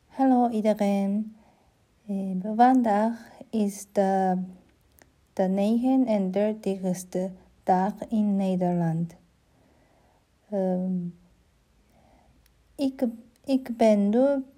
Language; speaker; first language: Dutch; non-native, learner; German